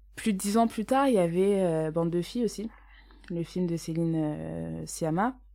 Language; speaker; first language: French; native; French